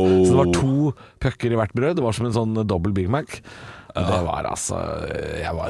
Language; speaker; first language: Norwegian; native; Norwegian